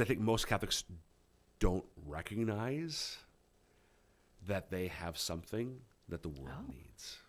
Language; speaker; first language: English; native; English